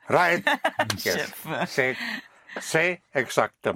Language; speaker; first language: French; non-native, fluent; English